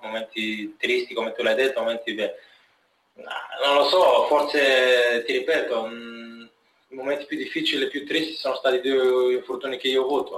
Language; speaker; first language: Italian; non-native, fluent; Bulgarian